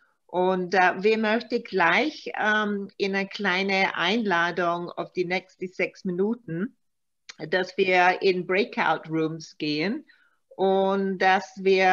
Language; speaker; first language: German; non-native, learner; Maltese